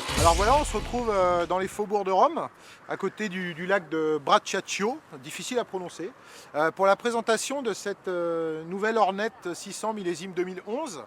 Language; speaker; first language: French; native; French